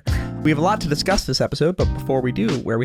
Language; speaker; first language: English; native; English